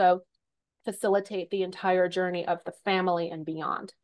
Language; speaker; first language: English; native; English